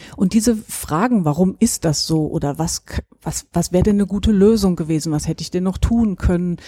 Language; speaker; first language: German; native; German